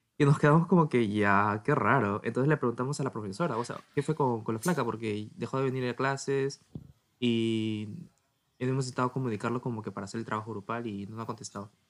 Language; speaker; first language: Spanish; native; Spanish